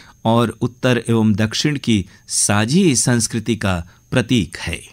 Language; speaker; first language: Hindi; native; Hindi